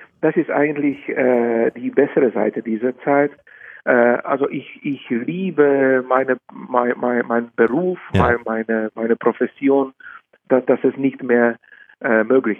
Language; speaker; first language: German; non-native, fluent; Czech